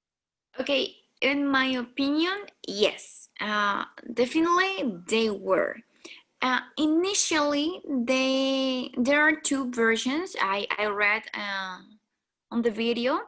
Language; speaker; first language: English; non-native, learner; Spanish